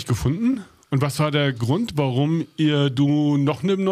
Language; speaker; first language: German; native; German